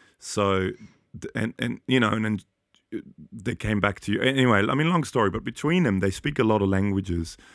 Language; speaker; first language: English; non-native, fluent; German